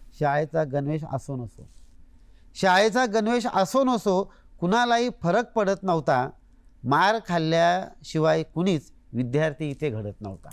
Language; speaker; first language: Marathi; native; Marathi